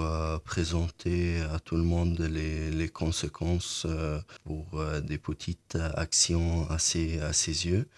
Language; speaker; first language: French; non-native, learner; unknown